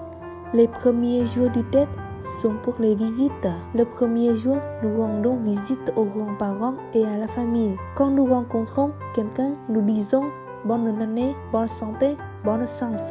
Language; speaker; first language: French; non-native, learner; Vietnamese